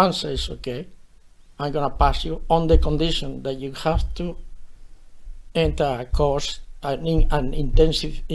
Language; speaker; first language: English; non-native, fluent; Spanish